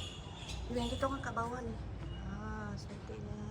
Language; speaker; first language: Malay; native; Malay